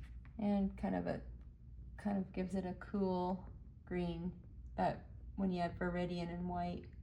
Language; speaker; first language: English; native; English